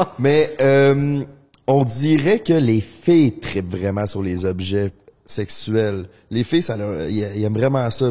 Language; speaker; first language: French; native; French